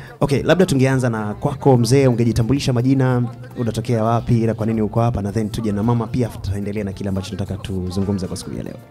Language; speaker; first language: Swahili; native; Swahili